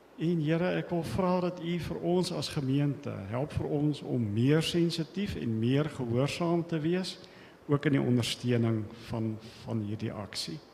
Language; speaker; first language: Afrikaans; native; Afrikaans